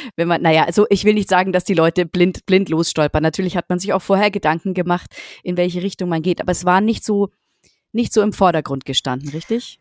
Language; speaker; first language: German; native; German